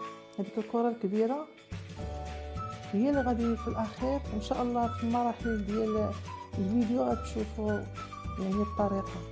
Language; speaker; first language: Arabic; native; Arabic